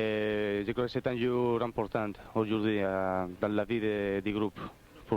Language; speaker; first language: French; non-native, fluent; Spanish